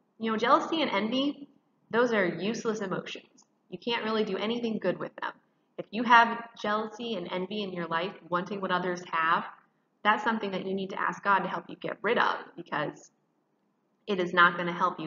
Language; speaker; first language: English; native; English